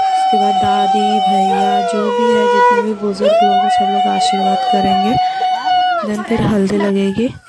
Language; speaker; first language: Hindi; non-native, local second language; Bangla